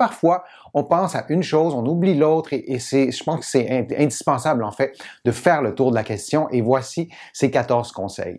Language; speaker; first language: French; native; French